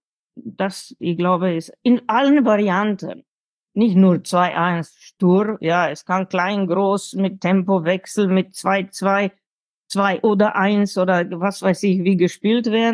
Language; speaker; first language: German; non-native, fluent; Slovenian